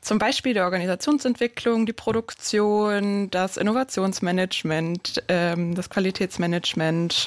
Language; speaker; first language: German; native; German